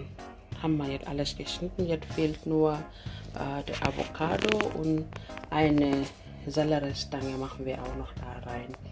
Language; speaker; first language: German; non-native, learner; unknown